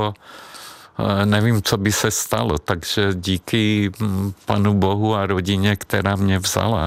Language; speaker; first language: Czech; non-native, fluent; Hungarian